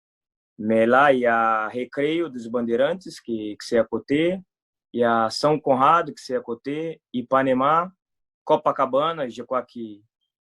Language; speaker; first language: French; non-native, fluent; Portuguese